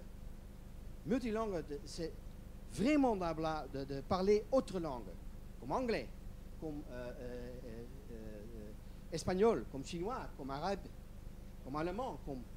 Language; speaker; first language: French; non-native, learner; Dutch